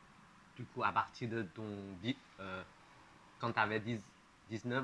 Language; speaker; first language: French; non-native, fluent; Chinese